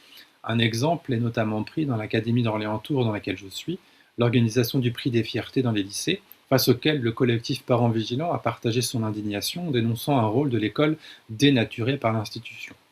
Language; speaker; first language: French; native; French